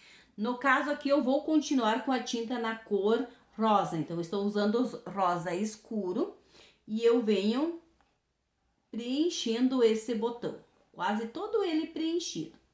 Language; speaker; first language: Portuguese; native; Portuguese